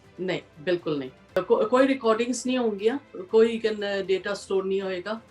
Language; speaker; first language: Punjabi; early bilingual, heritage; Punjabi